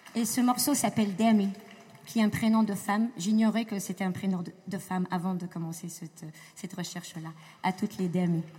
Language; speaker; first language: French; non-native, local second language; Arabic